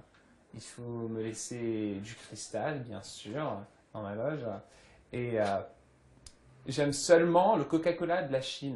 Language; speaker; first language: French; early bilingual, other home language; English